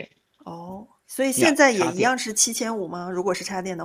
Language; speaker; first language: Chinese; native; Chinese